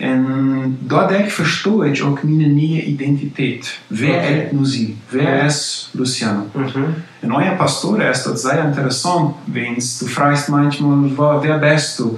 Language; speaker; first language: German; non-native, local second language; Plautdietsch